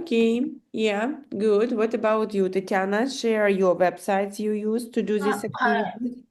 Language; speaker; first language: English; non-native, fluent; Ukrainian